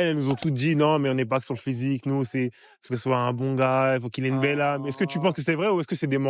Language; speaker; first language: French; native; French